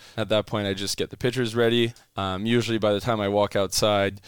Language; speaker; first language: English; non-native, fluent; French